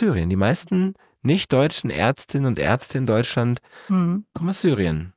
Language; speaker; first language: German; native; German